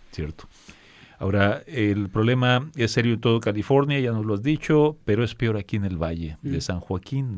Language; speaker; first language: Spanish; native; Spanish